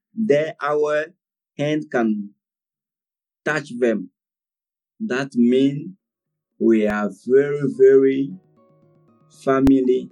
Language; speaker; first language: English; non-native, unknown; French